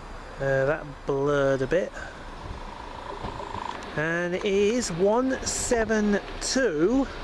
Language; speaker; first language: English; native; English